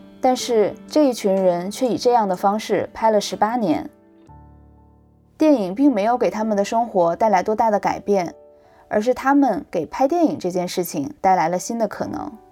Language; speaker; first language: Chinese; native; Chinese